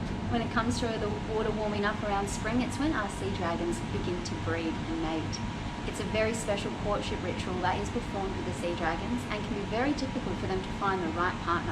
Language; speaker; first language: English; native; English